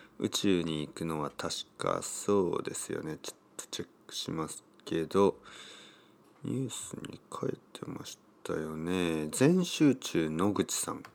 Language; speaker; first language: Japanese; native; Japanese